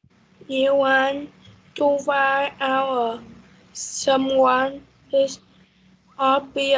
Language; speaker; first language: English; non-native, learner; Vietnamese